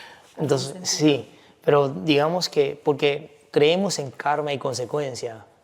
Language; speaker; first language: Spanish; non-native, fluent; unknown